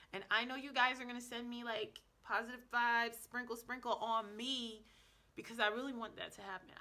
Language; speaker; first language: English; native; English